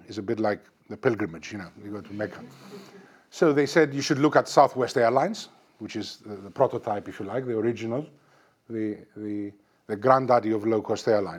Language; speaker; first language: English; non-native, fluent; Greek